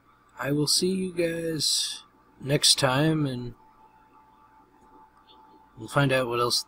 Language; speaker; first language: English; native; English